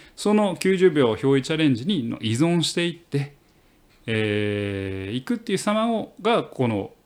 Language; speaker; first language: Japanese; native; Japanese